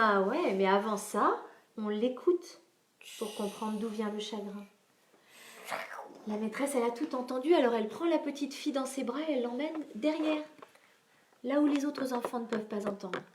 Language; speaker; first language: French; native; French